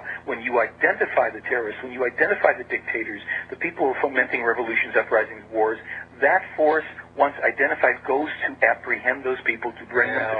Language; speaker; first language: English; native; English